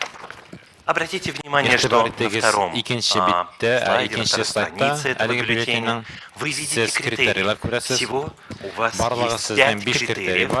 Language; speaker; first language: Russian; native; Russian